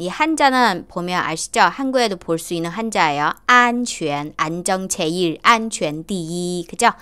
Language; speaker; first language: Korean; non-native, fluent; Chinese